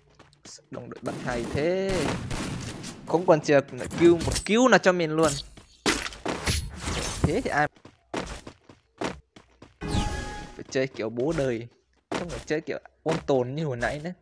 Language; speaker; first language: Vietnamese; native; Vietnamese